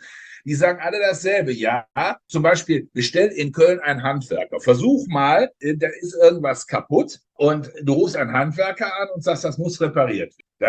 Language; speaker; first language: German; native; German